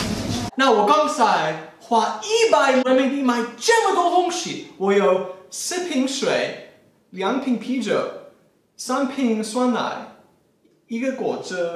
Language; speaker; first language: Chinese; non-native, fluent; English